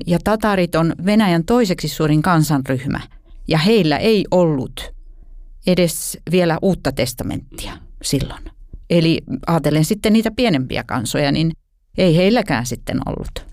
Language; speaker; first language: Finnish; native; Finnish